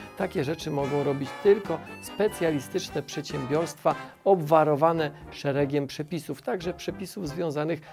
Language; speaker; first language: Polish; native; Polish